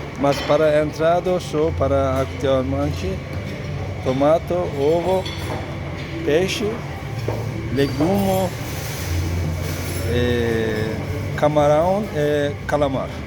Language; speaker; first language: Portuguese; non-native, learner; Turkish